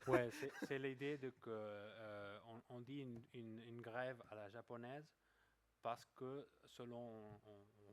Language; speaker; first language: French; non-native, fluent; Catalan